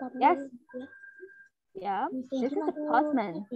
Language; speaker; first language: English; non-native, fluent; Indonesian